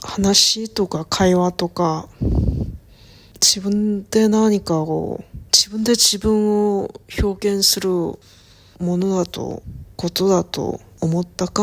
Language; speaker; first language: Japanese; non-native, learner; Korean